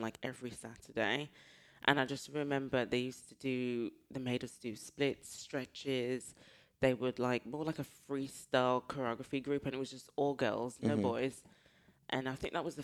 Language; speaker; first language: English; native; English